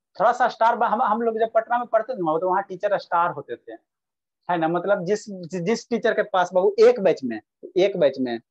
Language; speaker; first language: Hindi; native; Hindi